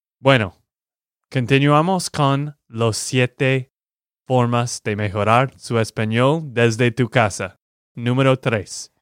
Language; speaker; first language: Spanish; non-native, learner; English